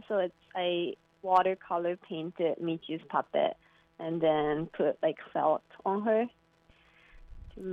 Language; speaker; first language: English; non-native, fluent; Japanese